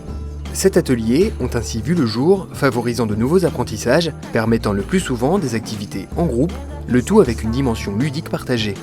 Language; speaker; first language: French; native; French